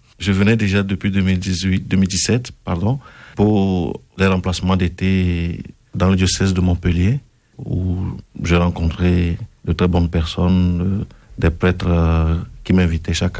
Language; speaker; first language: French; non-native, local second language; Ewe